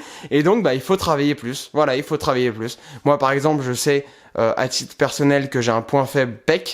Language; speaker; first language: French; native; French